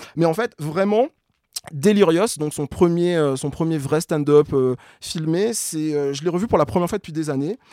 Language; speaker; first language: French; native; French